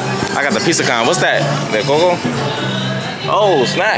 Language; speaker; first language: English; native; English